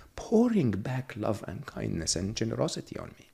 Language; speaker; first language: English; non-native, fluent; Arabic